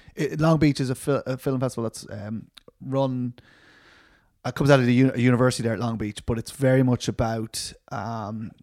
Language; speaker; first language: English; native; English